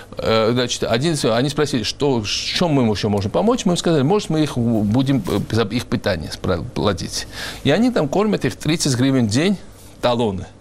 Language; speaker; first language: Russian; non-native, local second language; Georgian